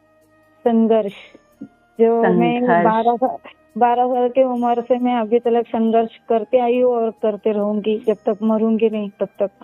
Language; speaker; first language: Hindi; non-native, local second language; Marathi